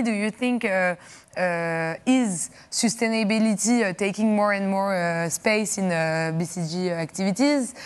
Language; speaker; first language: English; non-native, fluent; French